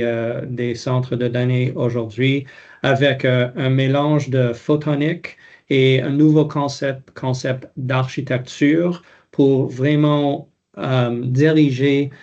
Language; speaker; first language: French; non-native, local second language; English